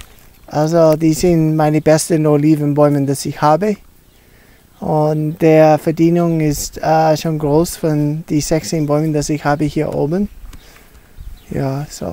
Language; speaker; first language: German; early bilingual, heritage; English